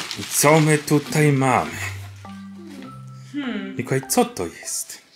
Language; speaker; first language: Polish; native; Polish